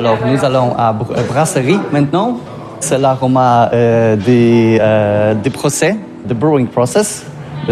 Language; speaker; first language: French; non-native, learner; Polish